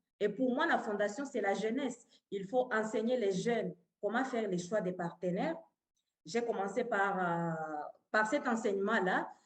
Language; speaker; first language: French; non-native, local second language; Swahili